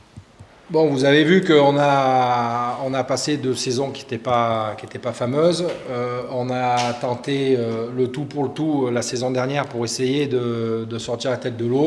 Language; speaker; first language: French; native; French